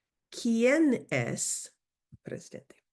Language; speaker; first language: Spanish; non-native, fluent; English